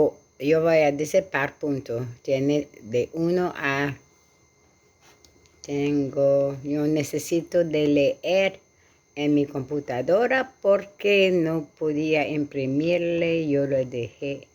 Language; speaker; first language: Spanish; non-native, learner; French